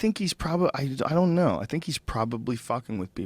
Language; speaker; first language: English; native; English